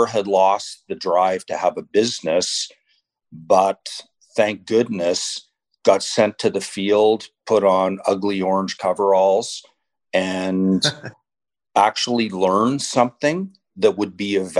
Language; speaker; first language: English; native; English